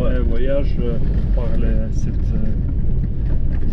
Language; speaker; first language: French; non-native, learner; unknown